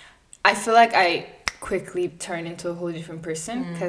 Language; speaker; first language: English; non-native, fluent; Italian